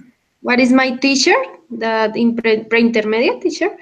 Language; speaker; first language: English; non-native, learner; Spanish